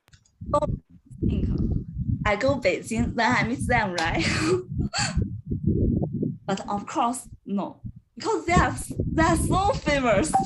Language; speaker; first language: English; non-native, learner; Chinese